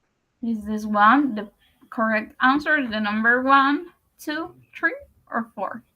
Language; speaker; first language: English; non-native, learner; Spanish